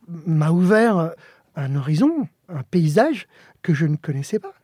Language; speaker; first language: French; early bilingual, other home language; Spanish